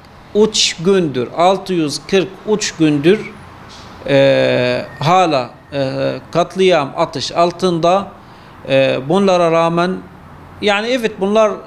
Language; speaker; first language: Turkish; non-native, fluent; Arabic